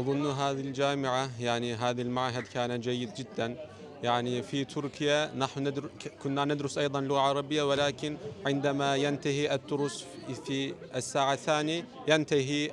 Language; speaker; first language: Arabic; non-native, learner; Turkish